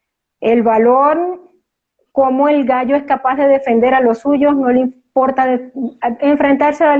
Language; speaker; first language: Spanish; native; Spanish